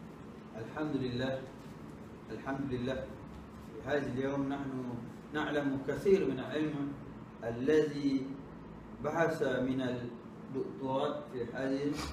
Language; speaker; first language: Arabic; non-native, learner; Malay